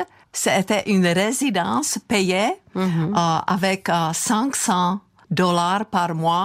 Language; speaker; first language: French; non-native, fluent; Czech